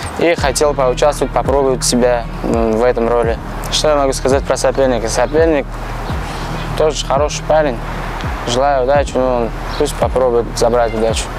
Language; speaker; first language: Russian; non-native, local second language; Uzbek